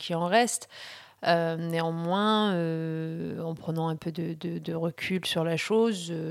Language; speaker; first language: French; early bilingual, other home language; Riffian